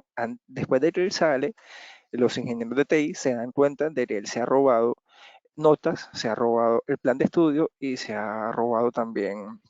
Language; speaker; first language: Spanish; native; Spanish